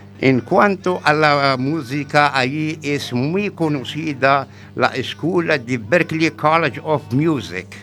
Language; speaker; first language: Spanish; non-native, learner; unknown